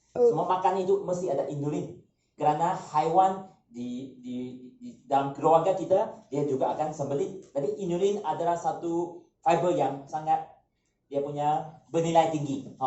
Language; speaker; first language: Malay; non-native, local second language; Chinese